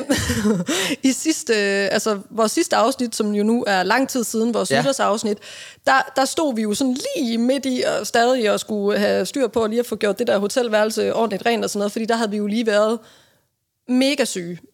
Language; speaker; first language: Danish; native; Danish